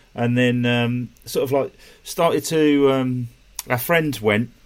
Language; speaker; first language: English; native; English